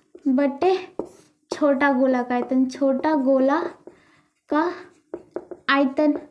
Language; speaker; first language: Hindi; native; Hindi